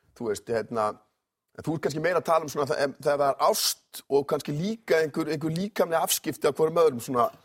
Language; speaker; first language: Icelandic; native; Icelandic